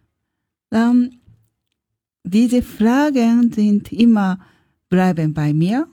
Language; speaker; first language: German; non-native, learner; Japanese